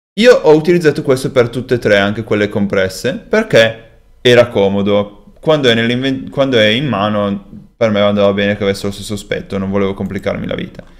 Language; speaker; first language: Italian; native; Italian